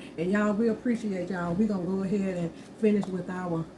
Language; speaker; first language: English; native; English